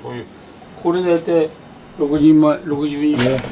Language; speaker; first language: Japanese; native; Japanese